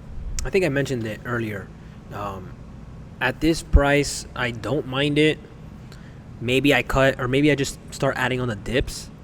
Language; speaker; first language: English; native; English